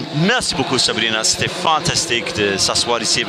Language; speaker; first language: French; non-native, local second language; English